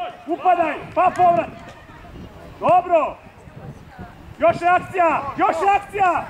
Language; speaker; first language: Croatian; native; Croatian